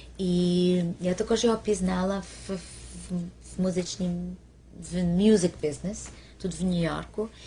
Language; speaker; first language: Ukrainian; early bilingual, heritage; Ukrainian